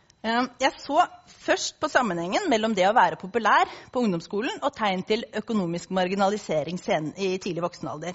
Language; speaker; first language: Norwegian; native; Norwegian